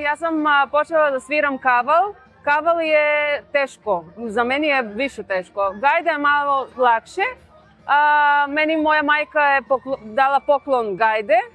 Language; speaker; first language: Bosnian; non-native, learner; Bulgarian